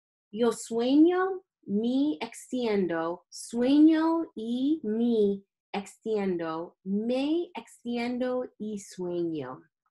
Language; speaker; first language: Spanish; non-native, learner; English